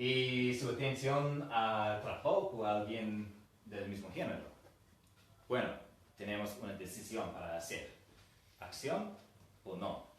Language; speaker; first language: Spanish; non-native, fluent; English